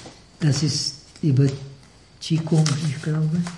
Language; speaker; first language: German; non-native, fluent; Czech